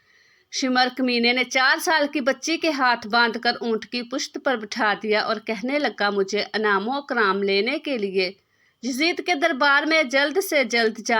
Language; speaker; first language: Urdu; native; Urdu